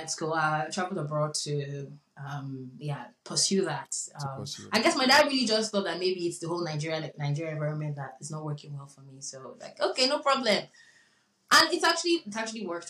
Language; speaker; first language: English; non-native, local second language; Yoruba